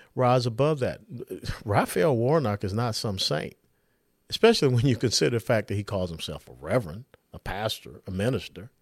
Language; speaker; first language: English; native; English